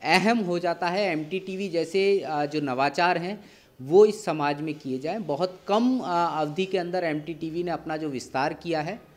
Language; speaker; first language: Hindi; native; Hindi